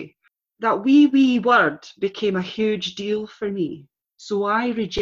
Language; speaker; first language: English; native; English